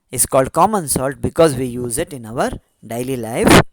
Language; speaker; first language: English; non-native, local second language; Kannada